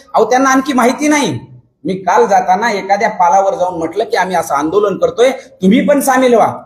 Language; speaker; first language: Marathi; non-native, local second language; Lambadi